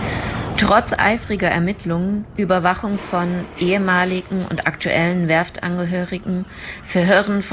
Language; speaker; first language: German; native; German